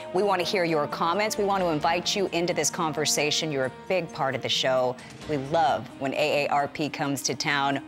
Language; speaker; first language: English; native; English